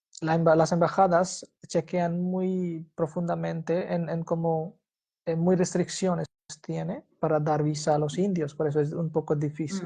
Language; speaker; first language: Spanish; non-native, fluent; Hindi